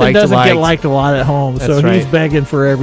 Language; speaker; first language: English; native; English